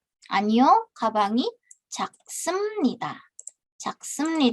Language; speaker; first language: Korean; non-native, fluent; Indonesian